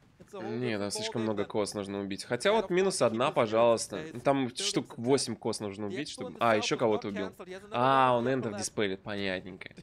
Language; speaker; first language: Russian; native; Russian